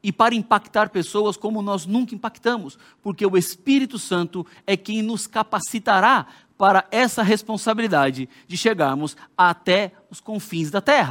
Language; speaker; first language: Portuguese; native; Portuguese